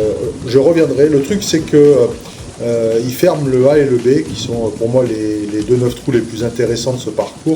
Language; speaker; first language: French; native; French